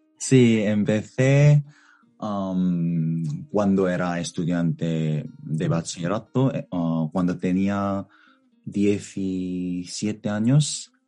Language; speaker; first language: Spanish; non-native, fluent; Korean